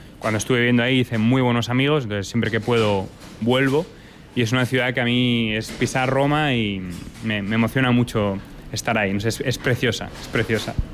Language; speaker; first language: Spanish; native; Spanish